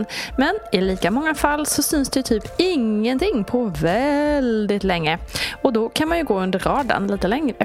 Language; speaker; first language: Swedish; native; Swedish